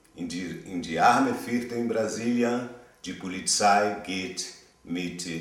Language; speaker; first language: German; non-native, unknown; Portuguese